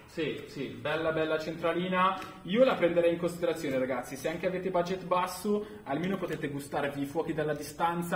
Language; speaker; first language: Italian; native; Italian